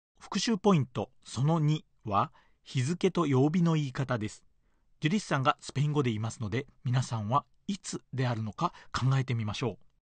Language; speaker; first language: Japanese; native; Japanese